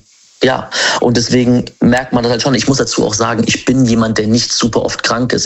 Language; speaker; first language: German; native; German